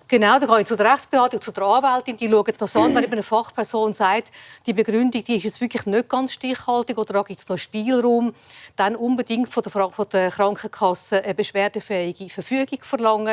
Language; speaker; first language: German; native; German